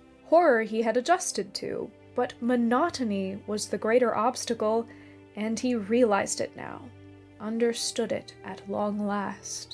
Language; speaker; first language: English; native; English